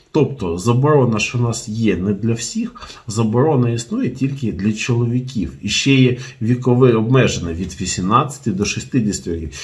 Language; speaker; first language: Ukrainian; non-native, local second language; Russian